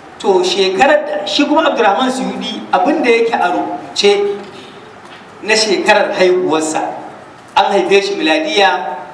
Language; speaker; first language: Hausa; native; Hausa